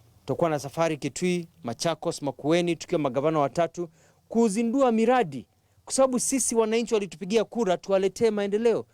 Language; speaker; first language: Swahili; non-native, local second language; Kamba